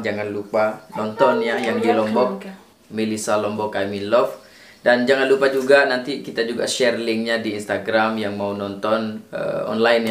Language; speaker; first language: Indonesian; non-native, local second language; Sasak